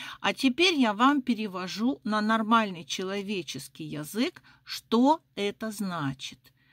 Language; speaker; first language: Russian; native; Russian